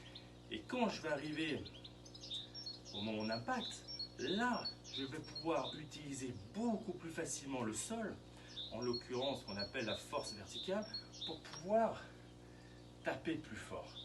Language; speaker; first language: French; native; French